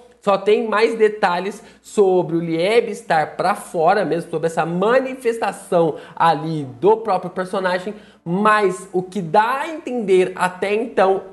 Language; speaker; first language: Portuguese; native; Portuguese